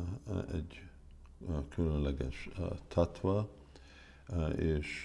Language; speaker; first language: Hungarian; early bilingual, heritage; Hungarian